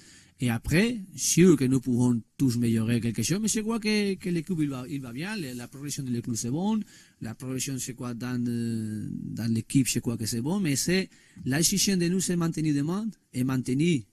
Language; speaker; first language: French; non-native, learner; Spanish